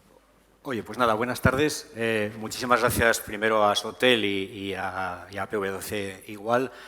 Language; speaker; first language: Spanish; native; Spanish